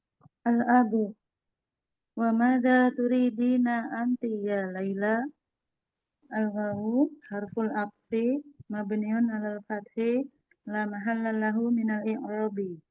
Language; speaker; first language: Arabic; non-native, learner; Indonesian